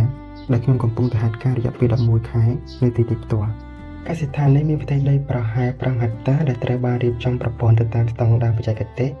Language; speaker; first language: Khmer; native; Khmer